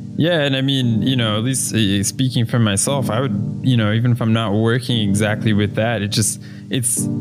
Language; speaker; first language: English; native; English